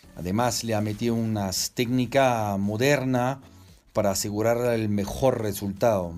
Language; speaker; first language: Spanish; non-native, fluent; French